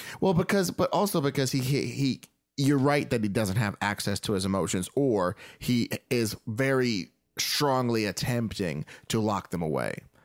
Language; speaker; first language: English; native; English